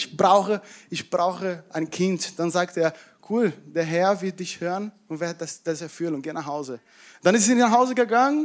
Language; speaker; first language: German; non-native, fluent; Portuguese